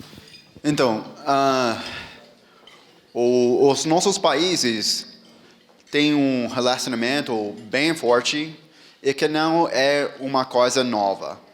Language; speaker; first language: Portuguese; non-native, fluent; English